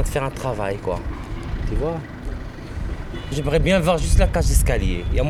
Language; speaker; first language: French; native; French